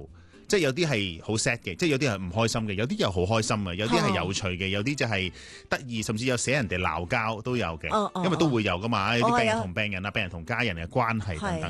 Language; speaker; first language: Cantonese; native; Cantonese